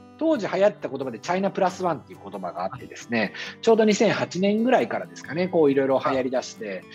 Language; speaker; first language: Japanese; native; Japanese